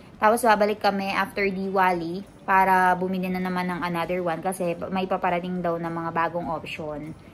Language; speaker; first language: Filipino; native; Filipino